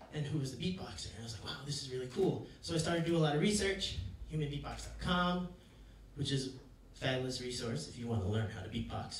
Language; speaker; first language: English; native; English